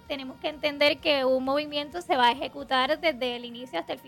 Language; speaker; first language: Spanish; native; Spanish